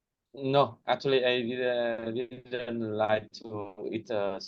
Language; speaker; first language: English; non-native, learner; Vietnamese